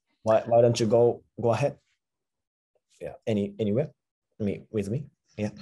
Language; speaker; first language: English; non-native, fluent; Japanese